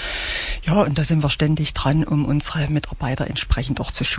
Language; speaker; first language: German; native; German